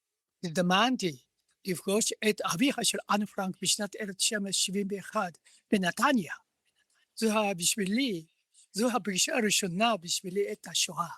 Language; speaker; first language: Hebrew; non-native, learner; Japanese